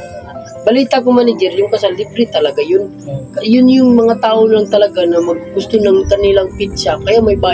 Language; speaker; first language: Filipino; non-native, local second language; Cebuano